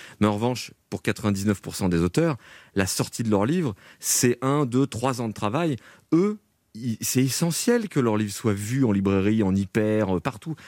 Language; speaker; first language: French; native; French